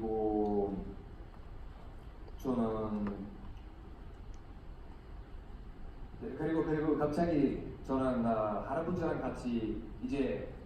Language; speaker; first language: Korean; non-native, learner; Bulgarian